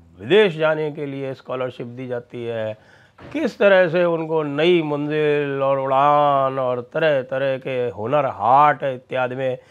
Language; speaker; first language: Hindi; native; Hindi